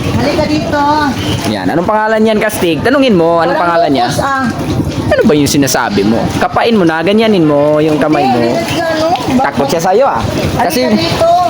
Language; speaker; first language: Filipino; non-native, local second language; Cebuano